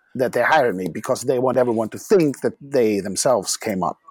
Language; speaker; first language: English; non-native, fluent; German